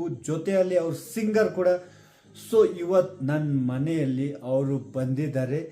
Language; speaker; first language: Kannada; non-native, fluent; Ladakhi